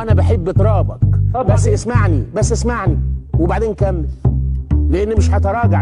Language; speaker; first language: Arabic; native; Arabic